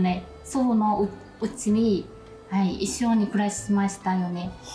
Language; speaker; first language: Japanese; non-native, learner; Burmese